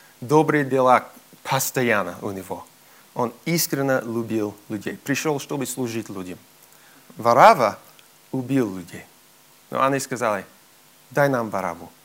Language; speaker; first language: Russian; non-native, fluent; English